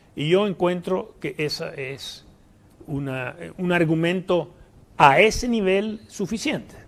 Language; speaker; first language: Spanish; early bilingual, heritage; Spanish